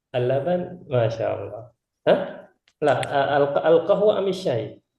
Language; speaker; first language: Arabic; non-native, fluent; Indonesian